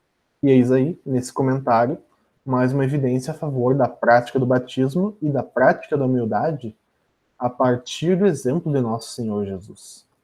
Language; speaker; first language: Portuguese; native; Portuguese